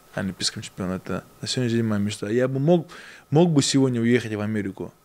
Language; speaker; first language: Russian; native; Russian